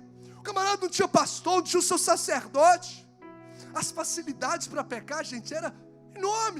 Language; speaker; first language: Portuguese; native; Portuguese